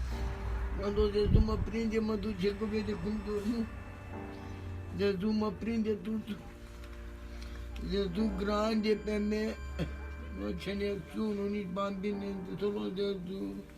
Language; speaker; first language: Italian; non-native, learner; Romanian